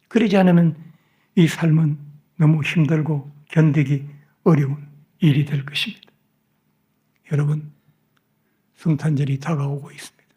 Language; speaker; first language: Korean; native; Korean